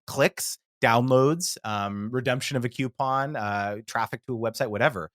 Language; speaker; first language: English; native; English